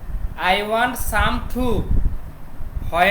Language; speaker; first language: English; non-native, fluent; Bangla